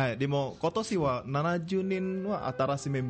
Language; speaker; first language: Japanese; non-native, learner; Indonesian